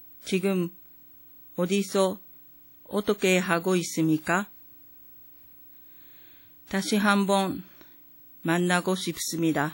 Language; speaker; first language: Korean; non-native, fluent; Japanese